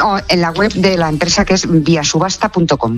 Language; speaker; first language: Spanish; native; Spanish